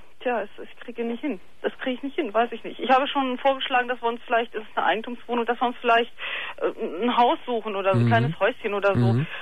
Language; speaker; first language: German; native; German